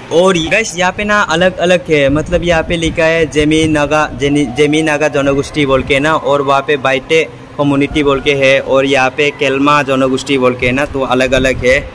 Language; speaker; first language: Hindi; non-native, local second language; Assamese